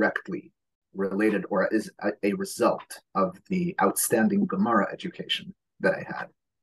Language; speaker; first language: English; early bilingual, other home language; Hebrew